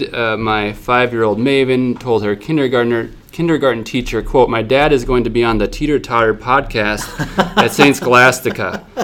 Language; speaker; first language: English; native; English